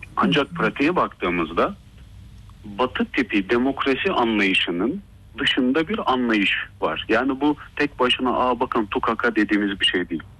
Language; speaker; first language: Turkish; early bilingual, heritage; Turkish